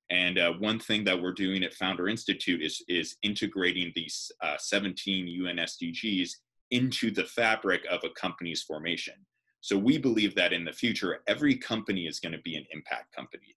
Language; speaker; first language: English; native; English